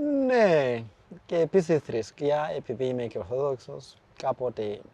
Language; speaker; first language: Greek; non-native, fluent; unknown